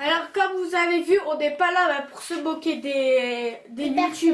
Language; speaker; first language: French; native; French